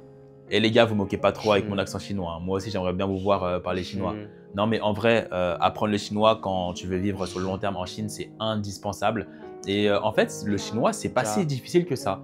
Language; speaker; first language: French; native; French